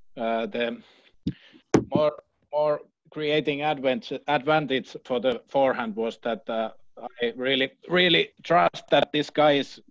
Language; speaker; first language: English; non-native, fluent; Finnish